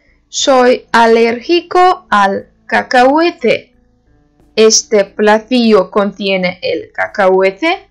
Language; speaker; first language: Spanish; non-native, learner; Turkish